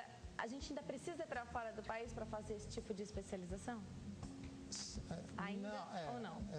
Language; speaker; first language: Portuguese; native; Portuguese